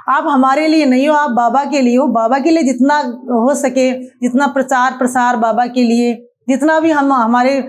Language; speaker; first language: Hindi; native; Hindi